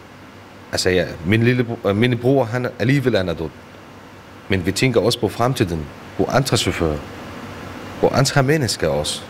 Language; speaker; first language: Danish; non-native, learner; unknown